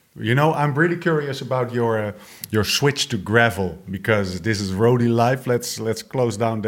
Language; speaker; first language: English; non-native, fluent; Dutch